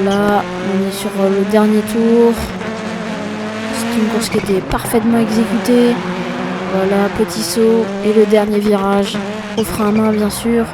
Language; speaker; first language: French; native; French